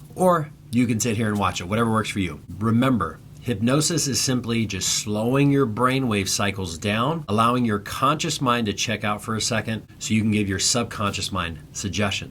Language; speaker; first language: English; native; English